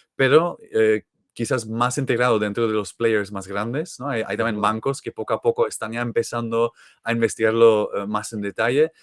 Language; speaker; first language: Spanish; non-native, fluent; Dutch